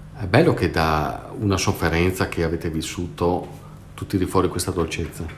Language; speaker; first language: Italian; native; Italian